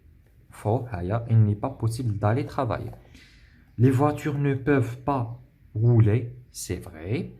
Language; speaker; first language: French; non-native, local second language; Arabic